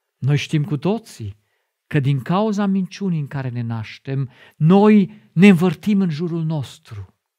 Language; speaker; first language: Romanian; non-native, fluent; German